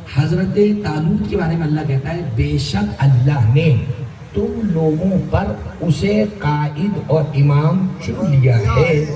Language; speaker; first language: Urdu; native; Urdu